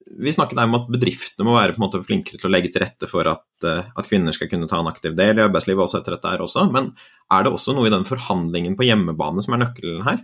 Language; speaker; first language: Norwegian; native; Norwegian